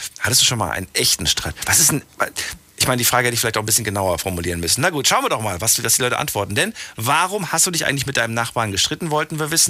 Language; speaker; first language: German; native; German